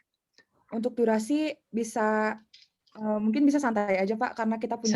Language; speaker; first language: Indonesian; native; Indonesian